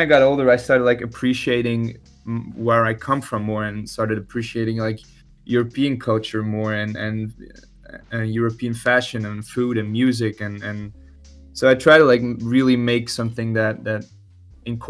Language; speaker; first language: English; non-native, fluent; Dutch